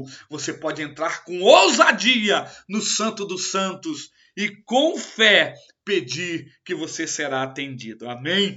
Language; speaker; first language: Portuguese; native; Portuguese